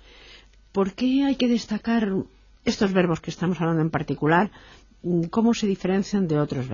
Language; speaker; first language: Spanish; native; Spanish